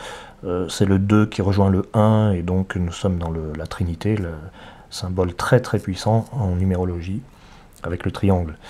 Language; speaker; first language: French; native; French